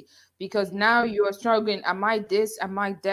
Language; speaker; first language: English; non-native, local second language; Igbo